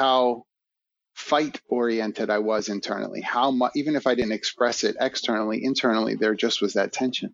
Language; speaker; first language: English; native; English